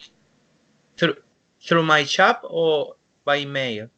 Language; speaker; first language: English; non-native, learner; Spanish